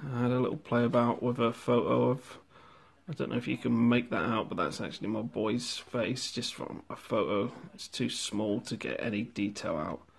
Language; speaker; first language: English; native; English